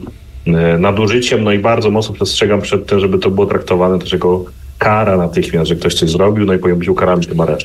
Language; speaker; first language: Polish; native; Polish